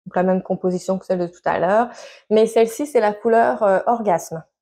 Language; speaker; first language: French; native; French